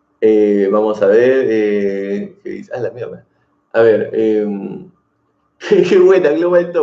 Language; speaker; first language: Spanish; native; Spanish